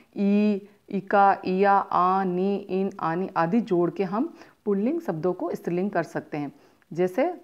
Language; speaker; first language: Hindi; native; Hindi